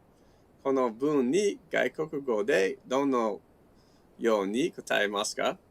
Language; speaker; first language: Japanese; non-native, learner; English